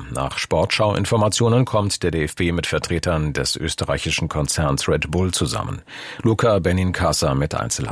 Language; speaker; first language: German; native; German